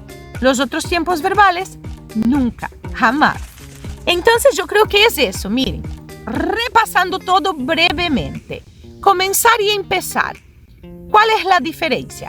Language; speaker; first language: Spanish; non-native, fluent; Portuguese